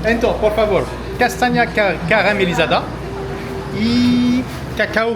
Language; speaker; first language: Portuguese; non-native, learner; French